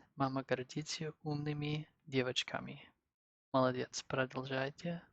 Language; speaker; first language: Russian; non-native, learner; English